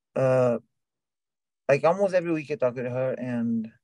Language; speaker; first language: English; non-native, learner; Portuguese